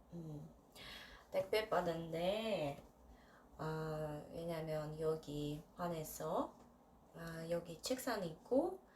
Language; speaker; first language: Korean; non-native, learner; Russian